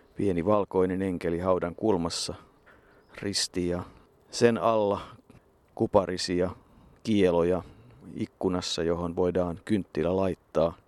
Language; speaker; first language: Finnish; native; Finnish